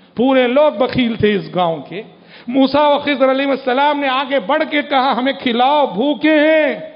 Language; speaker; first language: Urdu; native; Urdu